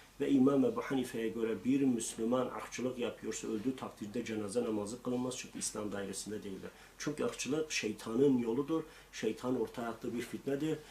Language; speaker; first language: Turkish; non-native, local second language; Kurdish